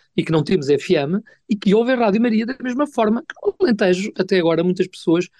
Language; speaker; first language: Portuguese; native; Portuguese